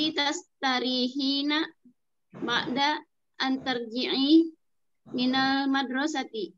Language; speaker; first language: Arabic; non-native, learner; Indonesian